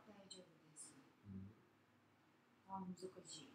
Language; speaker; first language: Japanese; non-native, learner; Korean